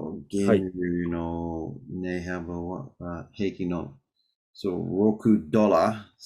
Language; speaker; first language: Japanese; non-native, learner; English